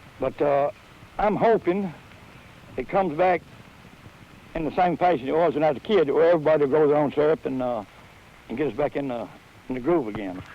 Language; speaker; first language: English; native; English